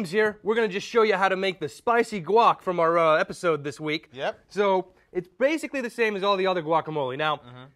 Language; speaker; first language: English; native; English